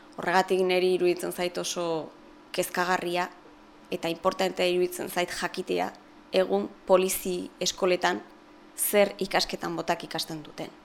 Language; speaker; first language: Basque; native; Basque